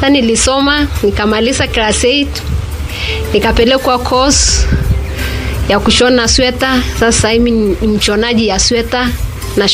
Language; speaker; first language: Swahili; non-native, local second language; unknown